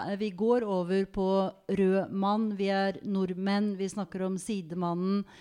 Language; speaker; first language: Norwegian; native; Norwegian